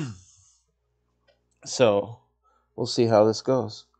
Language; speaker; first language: English; native; English